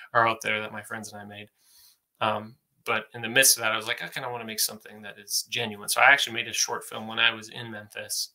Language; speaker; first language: English; native; English